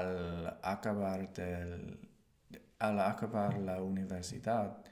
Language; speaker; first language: Spanish; non-native, learner; English